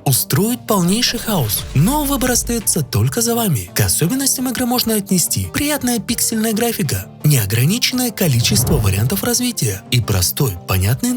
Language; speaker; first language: Russian; native; Russian